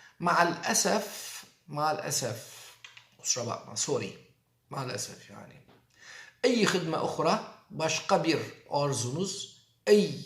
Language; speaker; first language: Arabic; non-native, fluent; Turkish